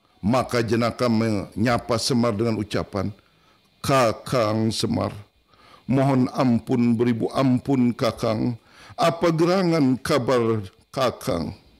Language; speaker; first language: Indonesian; non-native, local second language; Banjar